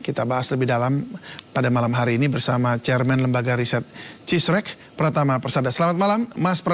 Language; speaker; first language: Indonesian; native; Indonesian